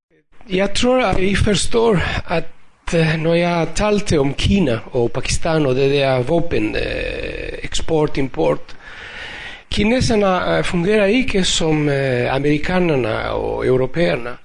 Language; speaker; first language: Danish; non-native, fluent; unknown